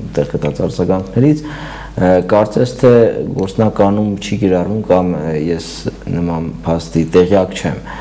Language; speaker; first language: Armenian; native; Armenian